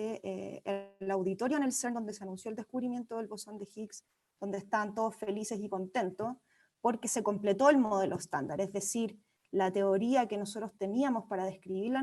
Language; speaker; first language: Spanish; native; Spanish